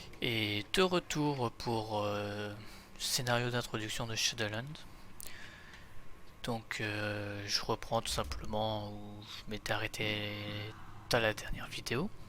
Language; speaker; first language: French; native; French